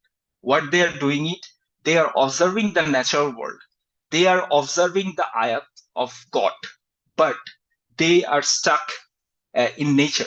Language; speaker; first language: English; non-native, fluent; Bangla